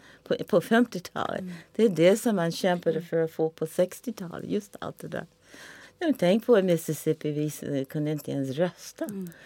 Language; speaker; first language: Swedish; non-native, fluent; English